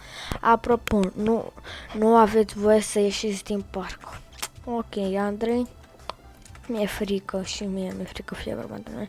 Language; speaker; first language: Romanian; native; Romanian